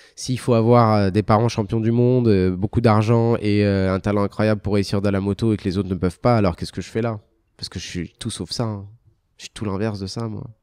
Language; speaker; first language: French; early bilingual, other home language; Arabic